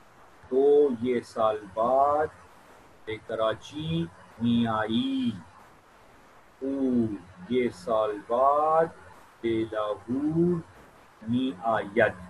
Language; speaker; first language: Persian; non-native, fluent; Urdu